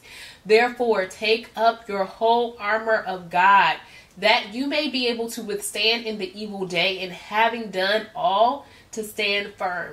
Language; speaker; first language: English; native; English